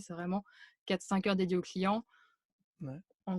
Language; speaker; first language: French; native; French